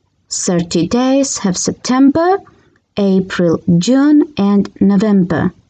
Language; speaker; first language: English; non-native, fluent; Georgian